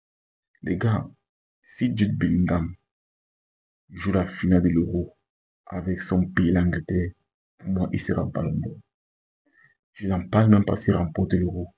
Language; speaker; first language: French; native; French